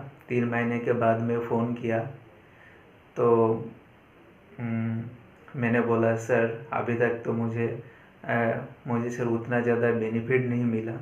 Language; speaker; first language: Hindi; non-native, local second language; Bangla